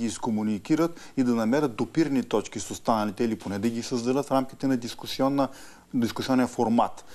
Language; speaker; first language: Bulgarian; native; Bulgarian